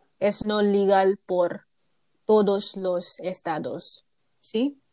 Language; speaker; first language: Spanish; non-native, learner; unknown